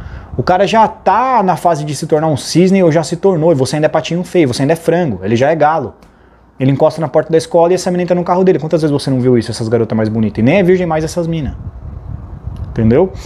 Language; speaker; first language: Portuguese; native; Portuguese